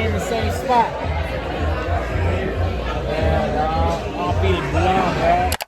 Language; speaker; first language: English; native; English